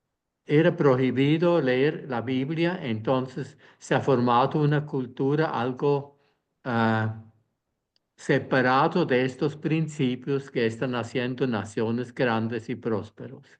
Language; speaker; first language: Spanish; non-native, fluent; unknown